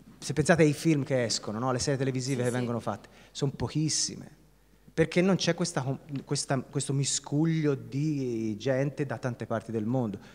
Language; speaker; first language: Italian; native; Italian